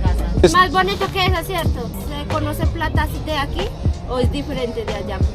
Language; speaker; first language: Spanish; non-native, local second language; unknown